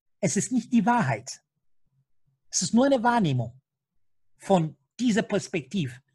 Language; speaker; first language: German; non-native, fluent; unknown